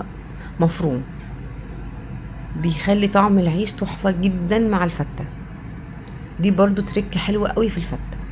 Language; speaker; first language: Arabic; native; Arabic